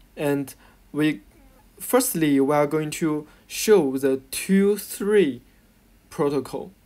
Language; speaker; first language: English; non-native, fluent; Chinese